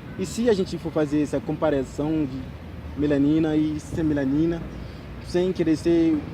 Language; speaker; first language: Portuguese; non-native, fluent; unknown